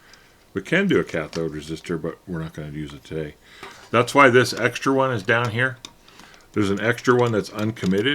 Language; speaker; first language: English; native; English